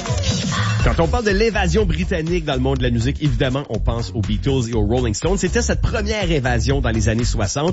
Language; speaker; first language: French; native; French